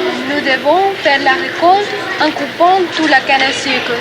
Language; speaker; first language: French; non-native, learner; Spanish